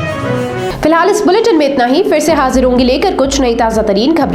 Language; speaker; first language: Hindi; native; Hindi